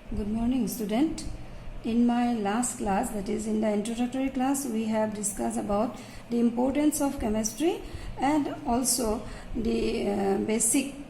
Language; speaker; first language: English; non-native, local second language; Assamese